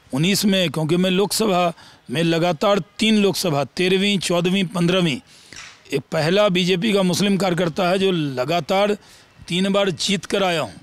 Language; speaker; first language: Hindi; native; Hindi